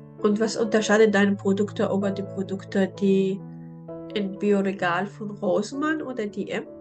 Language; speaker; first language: German; non-native, learner; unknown